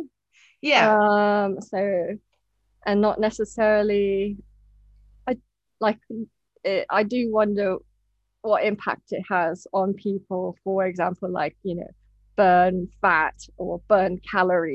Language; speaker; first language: English; non-native, local second language; Japanese